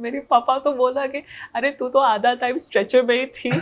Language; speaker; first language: Hindi; non-native, local second language; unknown